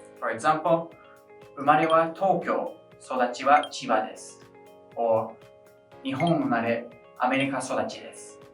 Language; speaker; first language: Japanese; non-native, fluent; English